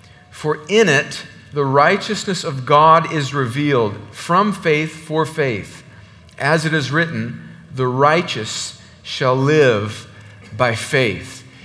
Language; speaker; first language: English; native; English